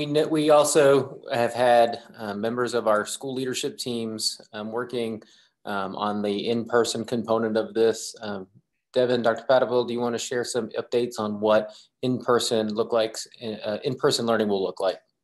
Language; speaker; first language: English; native; English